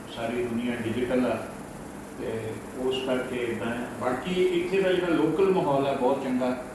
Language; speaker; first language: Punjabi; early bilingual, heritage; Punjabi